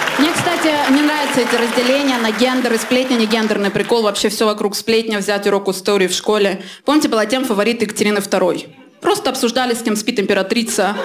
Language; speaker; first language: Russian; early bilingual, other home language; Armenian